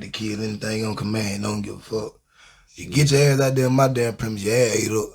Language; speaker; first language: English; native; English